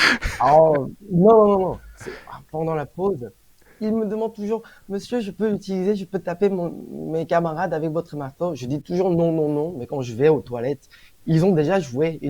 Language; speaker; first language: French; non-native, fluent; Korean